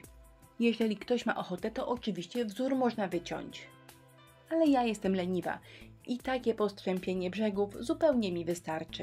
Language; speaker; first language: Polish; native; Polish